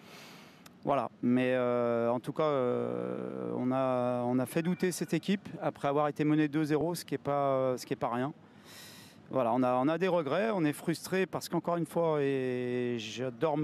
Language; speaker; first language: French; native; French